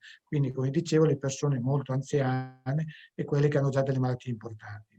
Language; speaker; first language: Italian; native; Italian